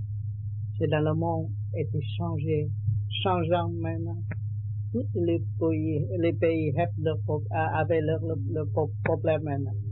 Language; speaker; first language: French; non-native, learner; Vietnamese